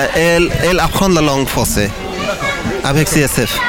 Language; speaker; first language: French; non-native, learner; Bangla